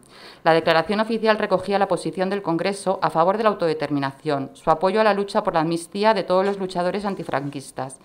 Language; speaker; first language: Spanish; native; Spanish